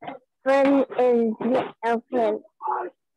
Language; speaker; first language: English; non-native, learner; Arabic